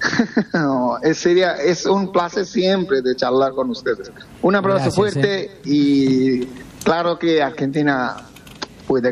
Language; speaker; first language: Spanish; non-native, fluent; Bangla